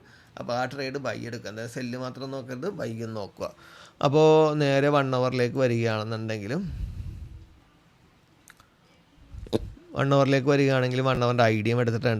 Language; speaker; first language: Malayalam; native; Malayalam